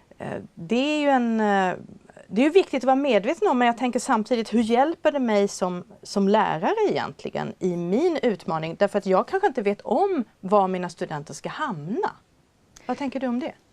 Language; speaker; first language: Swedish; native; Swedish